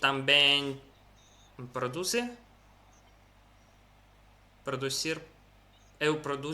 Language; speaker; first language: Portuguese; non-native, learner; Russian